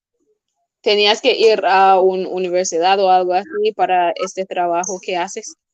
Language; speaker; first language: Spanish; non-native, fluent; English